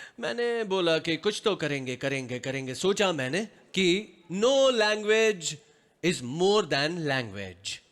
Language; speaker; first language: Hindi; non-native, local second language; Gujarati